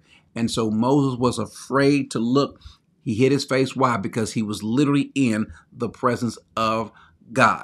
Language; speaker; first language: English; native; English